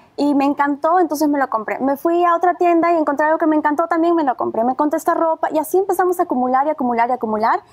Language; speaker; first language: Spanish; native; Spanish